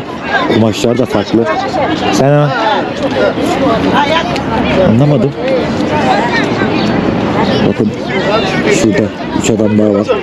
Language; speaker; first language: Turkish; native; Turkish